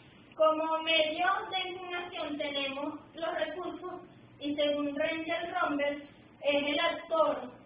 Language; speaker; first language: Spanish; native; Spanish